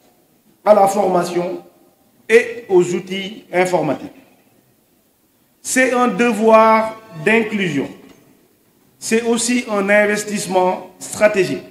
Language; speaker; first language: French; non-native, local second language; Wolof